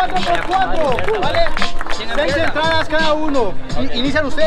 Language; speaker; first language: Spanish; native; Spanish